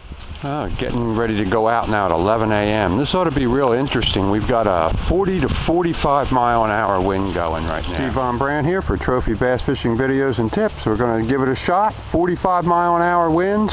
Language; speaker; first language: English; native; English